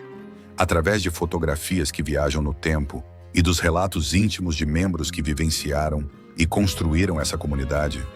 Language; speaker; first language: Portuguese; native; Portuguese